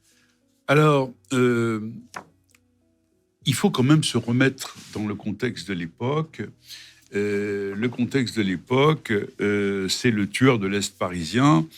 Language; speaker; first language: French; native; French